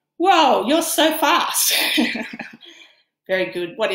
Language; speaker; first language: English; native; English